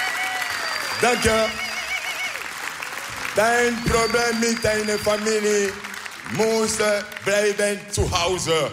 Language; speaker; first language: Dutch; non-native, learner; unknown